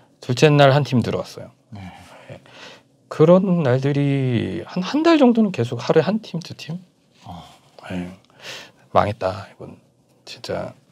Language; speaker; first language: Korean; native; Korean